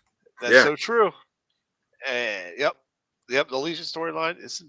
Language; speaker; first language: English; native; English